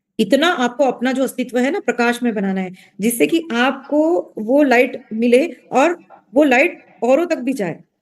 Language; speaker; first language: Hindi; non-native, local second language; Marathi